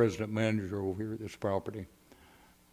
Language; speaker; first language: English; native; English